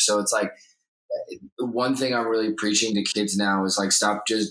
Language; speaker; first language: English; native; English